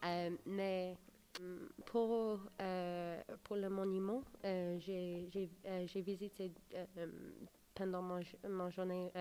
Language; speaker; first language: French; non-native, learner; English